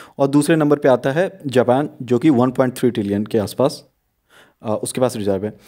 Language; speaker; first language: Hindi; native; Hindi